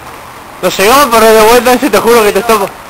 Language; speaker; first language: Spanish; native; Spanish